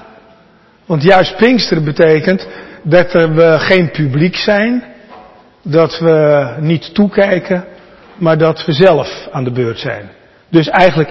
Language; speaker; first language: Dutch; native; Dutch